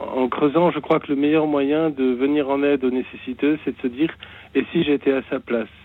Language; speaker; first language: French; native; French